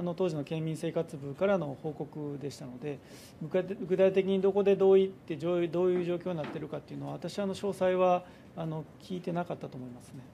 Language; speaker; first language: Japanese; native; Japanese